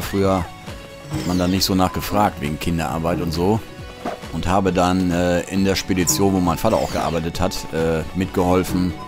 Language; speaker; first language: German; native; German